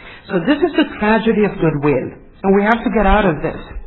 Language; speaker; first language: English; non-native, fluent; Swedish